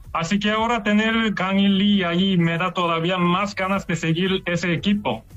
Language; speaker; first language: Spanish; non-native, learner; Korean